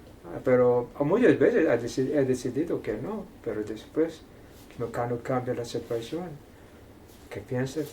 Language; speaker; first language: Spanish; non-native, fluent; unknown